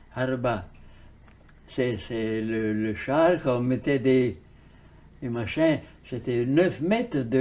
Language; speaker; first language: French; early bilingual, heritage; French